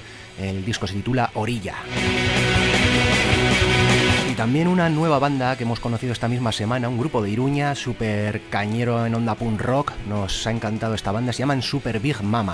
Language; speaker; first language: Spanish; native; Spanish